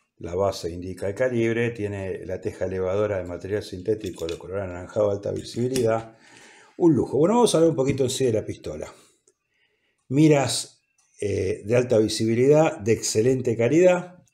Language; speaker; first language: Spanish; native; Spanish